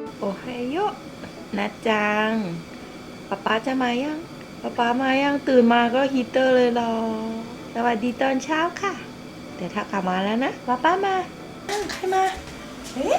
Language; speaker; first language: Thai; native; Thai